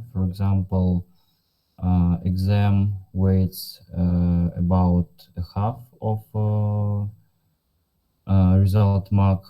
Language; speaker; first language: English; non-native, learner; Russian